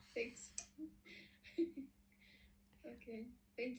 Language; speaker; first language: English; non-native, learner; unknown